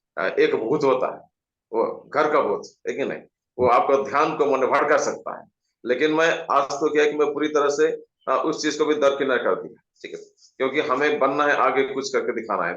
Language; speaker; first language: Hindi; non-native, local second language; Nepali